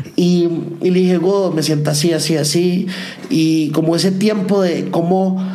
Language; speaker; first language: Spanish; native; Spanish